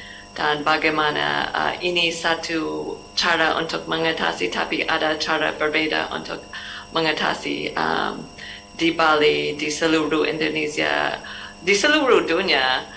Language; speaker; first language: Indonesian; non-native, learner; English